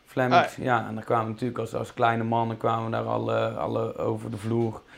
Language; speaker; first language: Dutch; native; Dutch